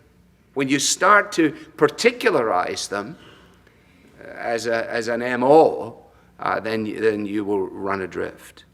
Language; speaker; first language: English; native; English